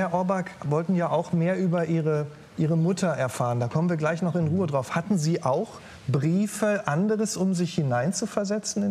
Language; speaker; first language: German; native; German